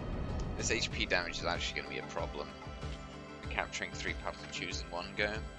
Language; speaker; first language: English; native; English